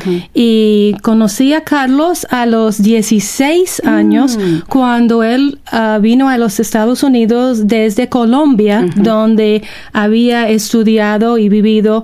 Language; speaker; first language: Spanish; non-native, fluent; English